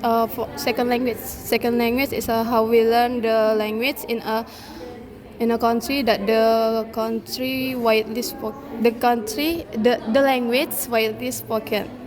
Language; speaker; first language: English; non-native, learner; Indonesian